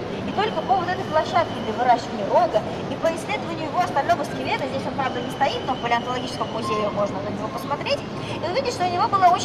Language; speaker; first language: Russian; native; Russian